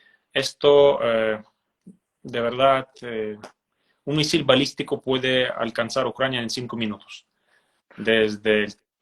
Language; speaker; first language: Spanish; non-native, fluent; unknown